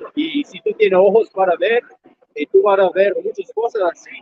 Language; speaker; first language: Spanish; non-native, learner; English